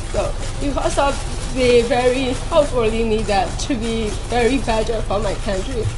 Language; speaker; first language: English; non-native, fluent; Burmese